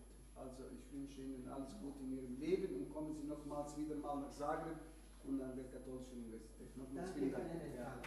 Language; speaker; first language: German; non-native, fluent; Croatian